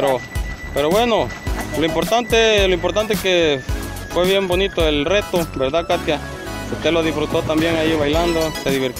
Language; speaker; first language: Spanish; native; Spanish